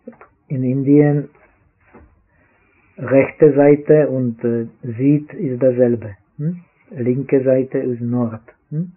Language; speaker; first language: German; non-native, fluent; Czech